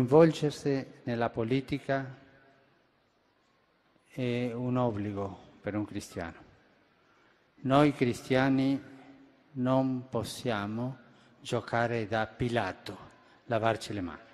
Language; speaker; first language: Italian; non-native, fluent; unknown